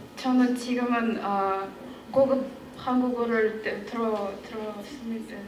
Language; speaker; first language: Korean; non-native, learner; Kazakh